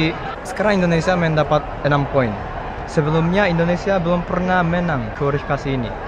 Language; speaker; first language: Indonesian; non-native, fluent; Japanese